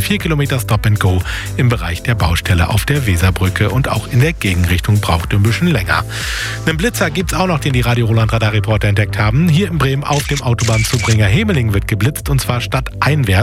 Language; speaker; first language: German; native; German